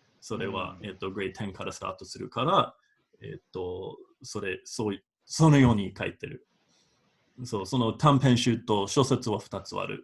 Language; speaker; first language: Japanese; non-native, fluent; English